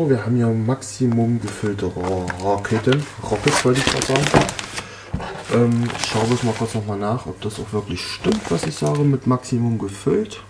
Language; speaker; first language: German; native; German